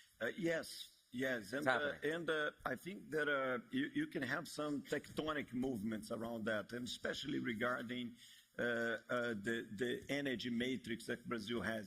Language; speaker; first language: English; non-native, fluent; Portuguese